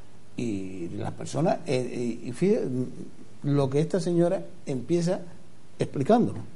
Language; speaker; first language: Spanish; native; Spanish